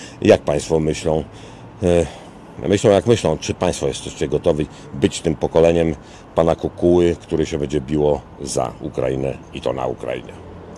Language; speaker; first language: Polish; native; Polish